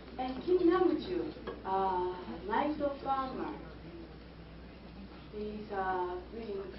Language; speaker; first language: English; non-native, fluent; Japanese